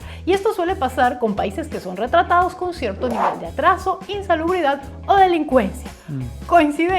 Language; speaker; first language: Spanish; native; Spanish